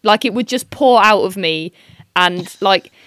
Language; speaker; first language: English; native; English